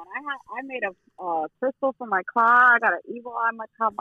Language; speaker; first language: English; native; English